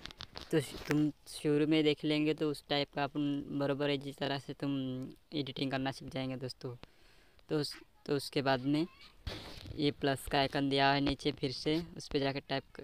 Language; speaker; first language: Hindi; native; Hindi